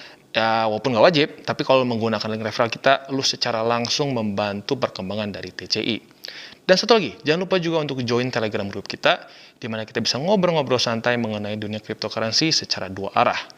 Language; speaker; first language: Indonesian; native; Indonesian